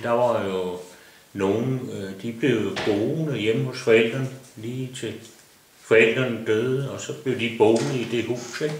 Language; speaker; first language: Danish; native; Danish